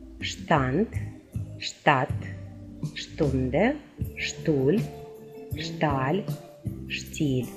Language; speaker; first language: German; non-native, fluent; Ukrainian